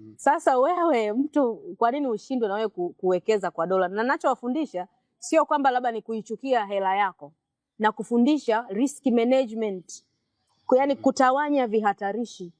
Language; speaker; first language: Swahili; native; Swahili